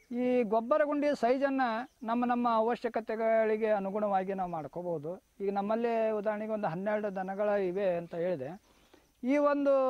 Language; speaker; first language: Kannada; native; Kannada